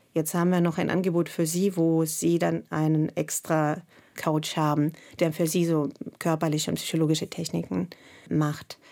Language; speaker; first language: German; non-native, fluent; Russian